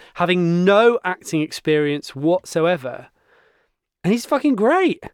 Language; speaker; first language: English; native; English